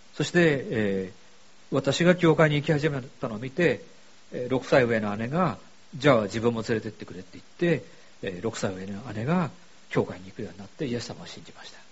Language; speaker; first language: Japanese; native; Japanese